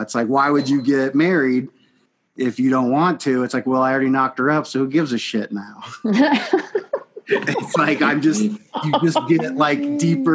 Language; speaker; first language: English; native; English